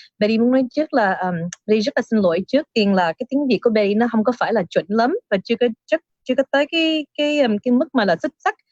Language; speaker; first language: Vietnamese; early bilingual, heritage; Vietnamese